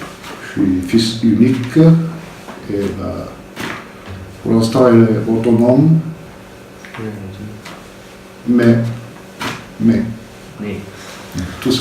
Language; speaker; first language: French; non-native, fluent; Bulgarian